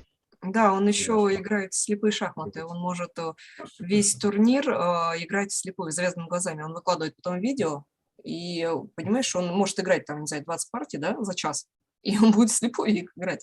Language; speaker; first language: Russian; native; Russian